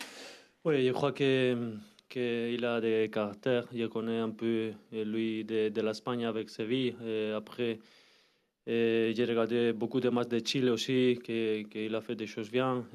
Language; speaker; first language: French; non-native, learner; Spanish